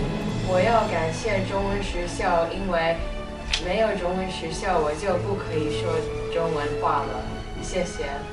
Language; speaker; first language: Chinese; early bilingual, heritage; Chinese